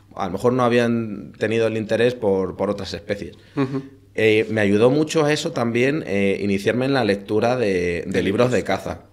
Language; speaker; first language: Spanish; native; Spanish